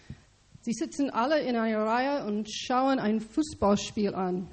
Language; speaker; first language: German; non-native, learner; English